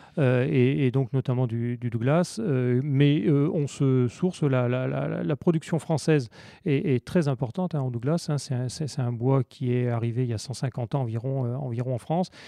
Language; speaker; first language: French; native; French